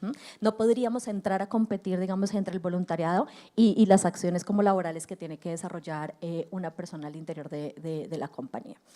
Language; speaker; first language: Spanish; native; Spanish